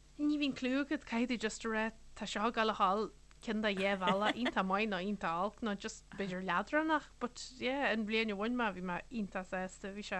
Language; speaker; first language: Irish; native; Irish